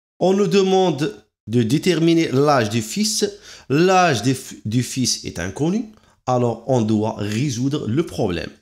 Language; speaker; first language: French; non-native, local second language; Arabic